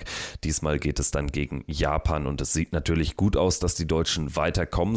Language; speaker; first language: German; native; German